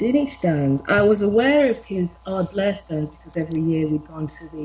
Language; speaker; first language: English; native; English